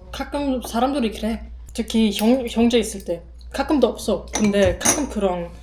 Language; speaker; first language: Korean; non-native, learner; German